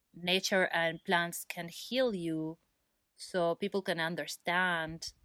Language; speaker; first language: English; non-native, fluent; Spanish